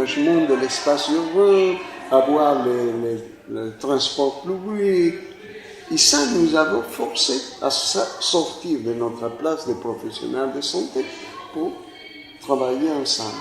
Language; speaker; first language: French; non-native, fluent; Spanish